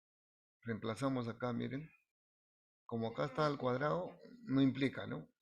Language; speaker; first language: Spanish; native; Spanish